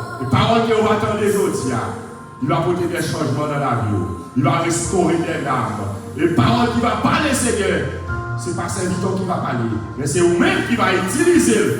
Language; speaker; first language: French; non-native, local second language; Haitian Creole